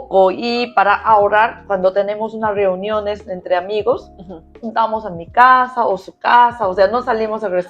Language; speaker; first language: Spanish; non-native, learner; Korean